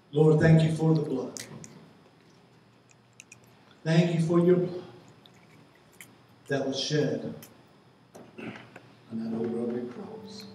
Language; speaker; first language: English; native; English